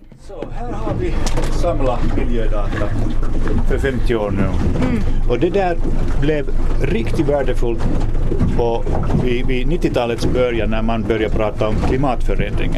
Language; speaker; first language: Swedish; non-native, local second language; Finnish